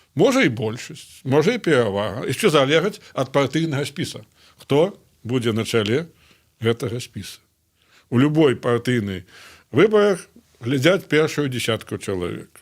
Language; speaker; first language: Belarusian; native; Belarusian